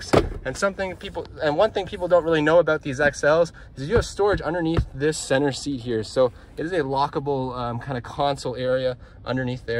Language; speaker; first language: English; native; English